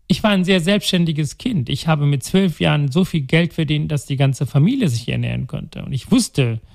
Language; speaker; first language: German; non-native, local second language; Tamil